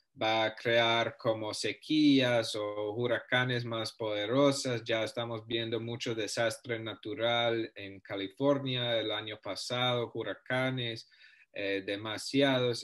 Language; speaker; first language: Spanish; non-native, fluent; English